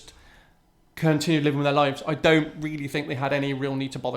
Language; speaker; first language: English; native; English